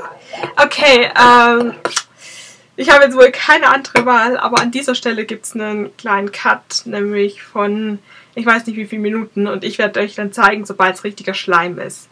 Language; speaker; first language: German; native; German